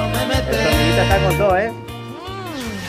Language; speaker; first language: Spanish; native; Spanish